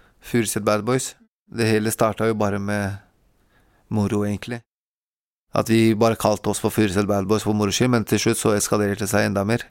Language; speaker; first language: Norwegian; early bilingual, other home language; Kurdish